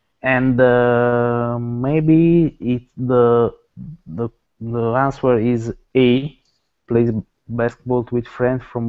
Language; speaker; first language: English; non-native, learner; Italian